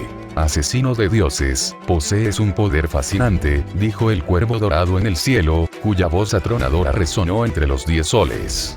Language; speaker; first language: Spanish; native; Spanish